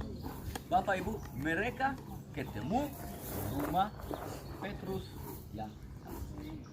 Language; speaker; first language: Indonesian; non-native, fluent; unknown